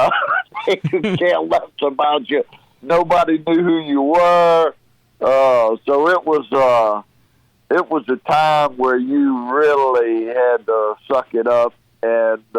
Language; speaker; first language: English; native; English